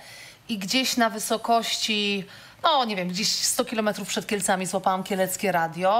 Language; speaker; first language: Polish; native; Polish